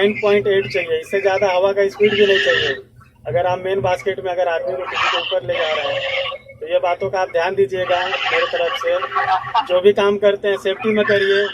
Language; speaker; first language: Hindi; native; Hindi